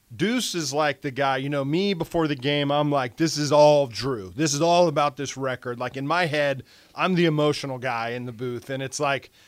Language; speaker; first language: English; native; English